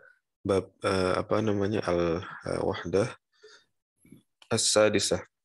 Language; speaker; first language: Arabic; non-native, fluent; Indonesian